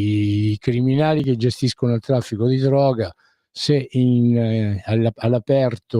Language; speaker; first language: Italian; native; Italian